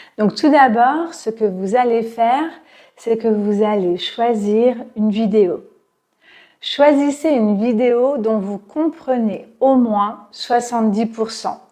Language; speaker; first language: French; native; French